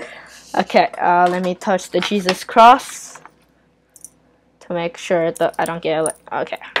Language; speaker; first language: English; native; English